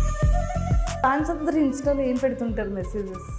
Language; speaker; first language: Telugu; native; Telugu